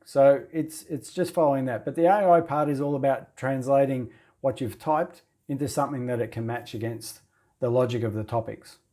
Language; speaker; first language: English; native; English